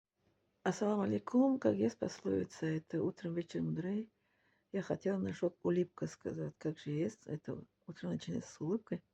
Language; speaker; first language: Russian; non-native, learner; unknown